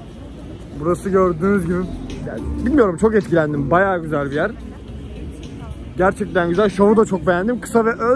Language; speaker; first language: Turkish; native; Turkish